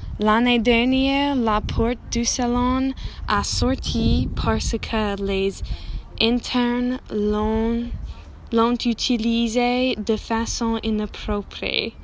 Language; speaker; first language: French; non-native, learner; English